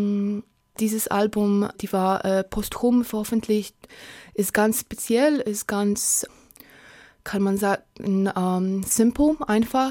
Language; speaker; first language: German; non-native, learner; Polish